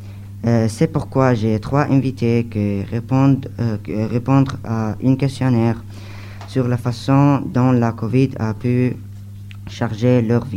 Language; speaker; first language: French; non-native, learner; Arabic